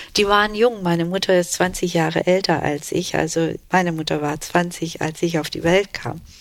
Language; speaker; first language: German; early bilingual, other home language; Turkish